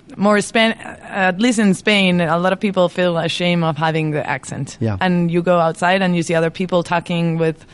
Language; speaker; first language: English; non-native, fluent; Spanish